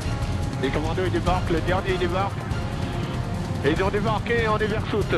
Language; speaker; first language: French; native; French